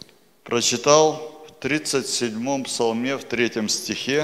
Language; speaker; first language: Polish; non-native, learner; Russian